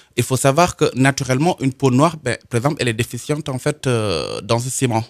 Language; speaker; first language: French; non-native, local second language; Wolof